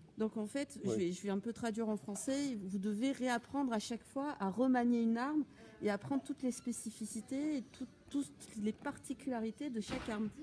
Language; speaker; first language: French; native; French